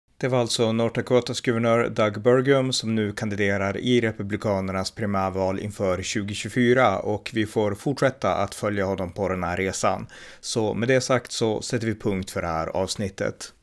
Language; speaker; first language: Swedish; native; Swedish